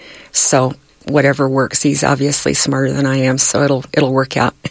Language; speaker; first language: English; native; English